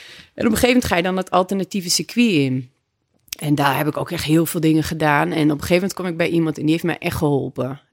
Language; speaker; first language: Dutch; native; Dutch